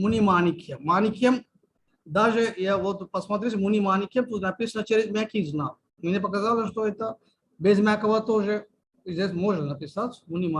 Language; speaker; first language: Russian; native; Russian